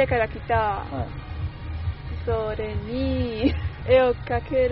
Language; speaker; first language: Japanese; non-native, learner; Italian